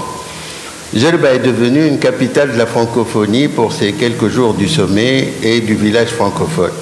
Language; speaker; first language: French; non-native, local second language; Arabic